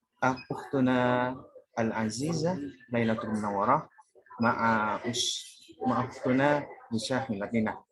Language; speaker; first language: Arabic; non-native, learner; Indonesian